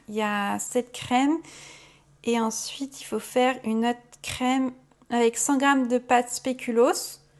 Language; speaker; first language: French; native; French